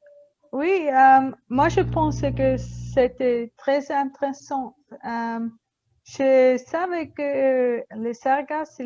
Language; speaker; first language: French; non-native, learner; Spanish